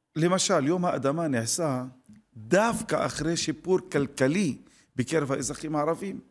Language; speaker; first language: Hebrew; non-native, local second language; Arabic